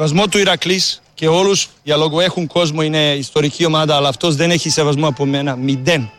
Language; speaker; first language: Greek; non-native, learner; Serbian